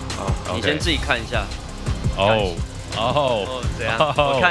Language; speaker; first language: Chinese; native; Chinese